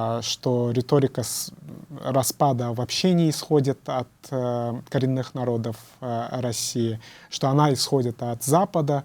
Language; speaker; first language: Russian; native; Russian